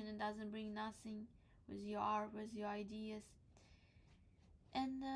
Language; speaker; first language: English; non-native, learner; Crimean Tatar